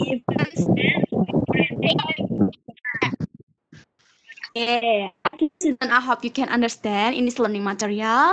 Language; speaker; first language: English; non-native, learner; Indonesian